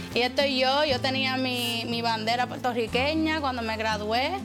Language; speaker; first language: Spanish; early bilingual, heritage; Spanish